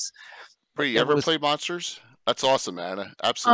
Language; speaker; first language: English; native; English